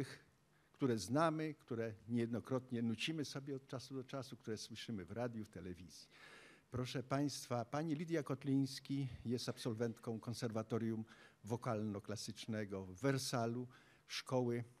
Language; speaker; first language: Polish; native; Polish